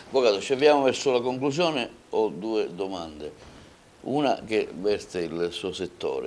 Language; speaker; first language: Italian; native; Italian